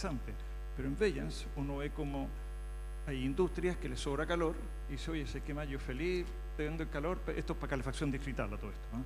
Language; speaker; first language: Spanish; native; Spanish